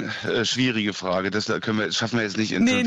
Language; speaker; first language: German; native; German